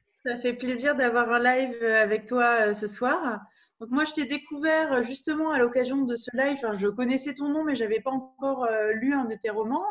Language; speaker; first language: French; native; French